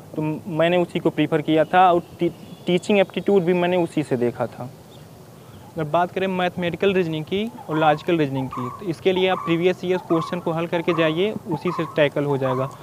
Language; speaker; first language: Hindi; native; Hindi